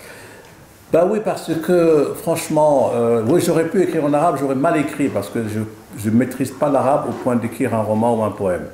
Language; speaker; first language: French; non-native, local second language; Arabic